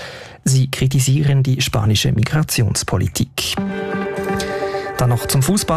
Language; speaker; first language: German; native; German